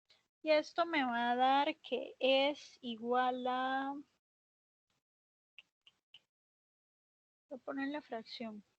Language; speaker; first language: Spanish; native; Spanish